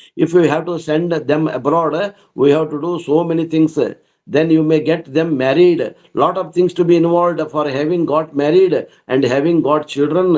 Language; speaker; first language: English; non-native, local second language; Kannada